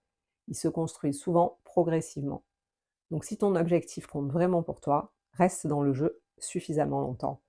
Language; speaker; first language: French; native; French